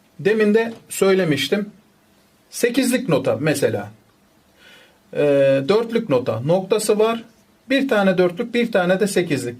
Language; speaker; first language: Turkish; native; Turkish